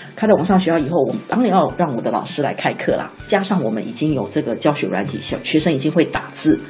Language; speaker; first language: Chinese; non-native, local second language; Min Nan Chinese